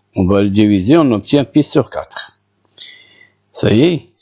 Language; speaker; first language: French; non-native, local second language; Arabic